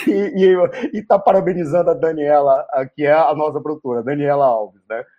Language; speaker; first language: Portuguese; native; Portuguese